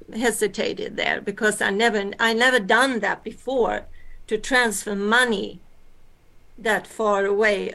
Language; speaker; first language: English; early bilingual, other home language; Swedish